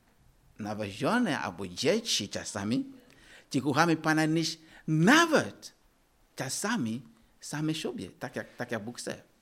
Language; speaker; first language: Polish; non-native, learner; Ukrainian